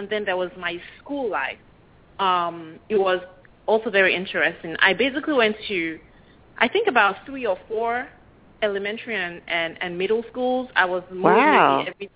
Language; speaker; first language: English; non-native, local second language; Yoruba